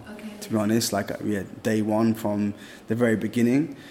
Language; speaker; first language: English; native; English